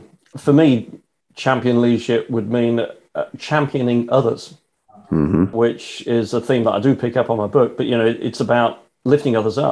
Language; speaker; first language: English; native; English